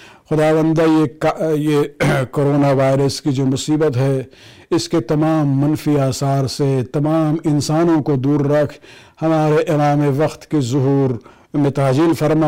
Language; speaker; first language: Urdu; native; Urdu